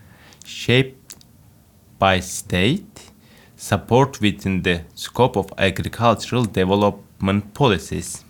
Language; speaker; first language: English; non-native, fluent; Turkish